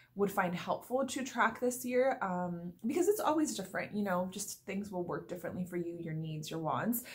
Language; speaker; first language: English; early bilingual, other home language; Spanish